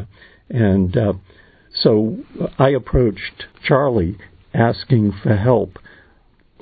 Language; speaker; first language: English; native; English